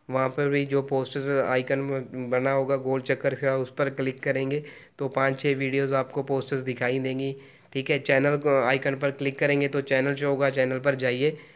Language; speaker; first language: Hindi; non-native, local second language; Punjabi